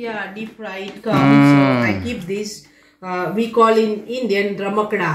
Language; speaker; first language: English; non-native, local second language; Gujarati